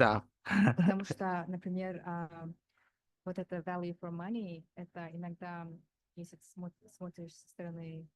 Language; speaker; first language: Russian; non-native, fluent; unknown